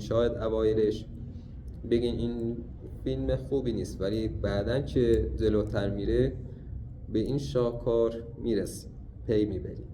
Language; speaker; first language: Persian; native; Persian